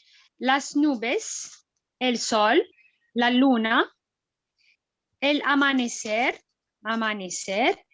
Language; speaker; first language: Spanish; non-native, learner; French